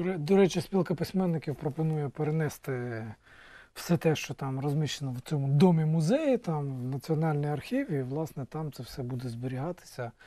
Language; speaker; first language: Ukrainian; native; Ukrainian